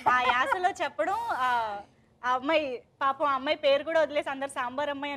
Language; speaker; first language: Telugu; native; Telugu